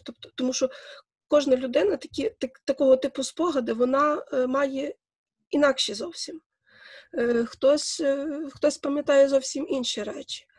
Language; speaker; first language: Ukrainian; native; Ukrainian